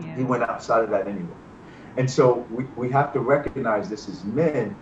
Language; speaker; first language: English; native; English